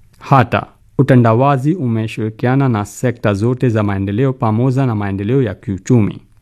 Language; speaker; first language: Swahili; non-native, fluent; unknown